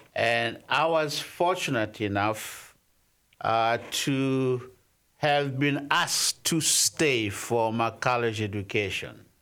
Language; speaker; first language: English; non-native, fluent; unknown